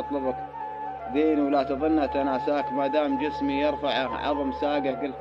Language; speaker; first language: Arabic; native; Arabic